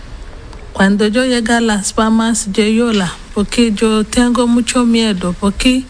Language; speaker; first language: Spanish; non-native, learner; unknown